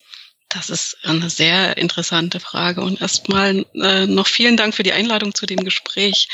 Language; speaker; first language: German; native; German